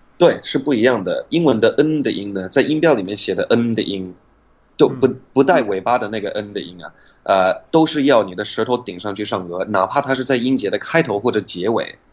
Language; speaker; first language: Chinese; non-native, fluent; English